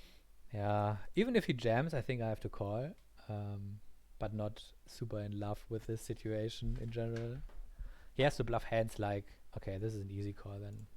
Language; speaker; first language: English; non-native, fluent; German